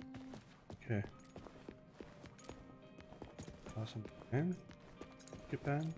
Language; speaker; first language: German; native; German